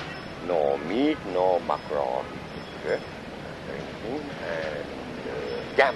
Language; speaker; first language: English; non-native, learner; Japanese